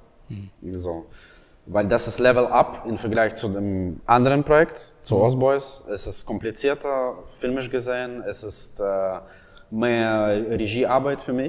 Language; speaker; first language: German; non-native, fluent; Russian